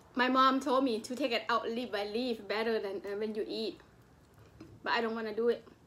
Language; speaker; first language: English; non-native, local second language; Lao